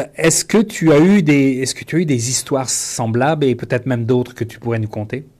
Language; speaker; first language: French; native; French